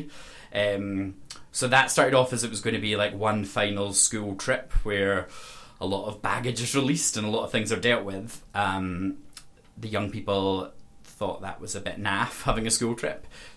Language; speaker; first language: English; native; English